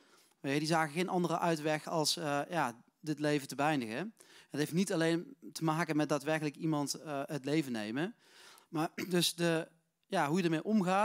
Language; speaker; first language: Dutch; native; Dutch